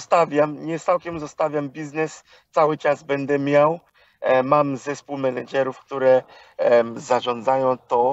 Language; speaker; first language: Polish; non-native, fluent; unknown